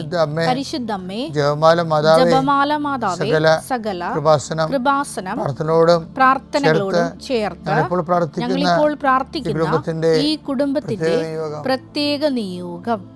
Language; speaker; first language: Malayalam; native; Malayalam